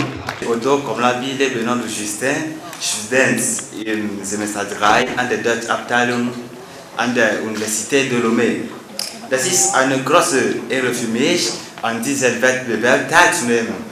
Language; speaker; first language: German; non-native, fluent; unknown